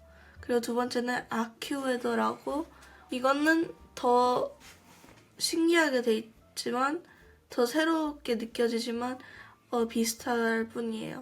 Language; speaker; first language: Korean; early bilingual, heritage; Korean